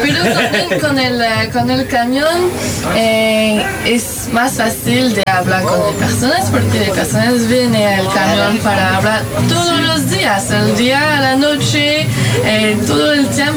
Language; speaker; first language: Spanish; non-native, learner; French